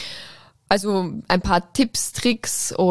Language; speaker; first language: German; native; German